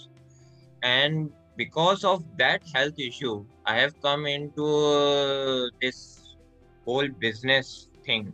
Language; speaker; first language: English; non-native, local second language; Hindi